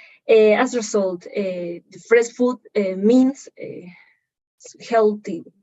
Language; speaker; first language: English; non-native, learner; Spanish